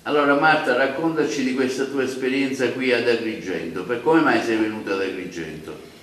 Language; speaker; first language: Italian; native; Italian